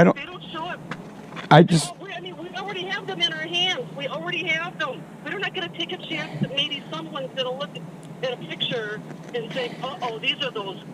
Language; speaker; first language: English; native; English